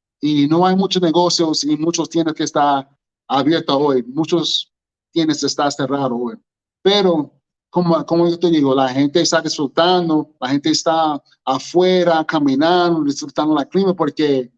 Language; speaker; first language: Spanish; non-native, learner; English